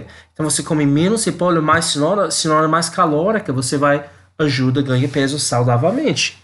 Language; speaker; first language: Portuguese; non-native, learner; English